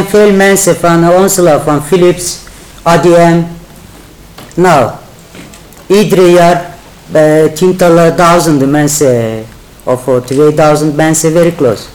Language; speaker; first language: Dutch; non-native, learner; Turkish